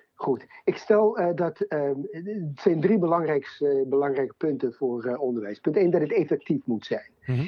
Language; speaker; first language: Dutch; non-native, fluent; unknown